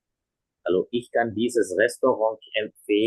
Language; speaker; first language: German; non-native, fluent; Indonesian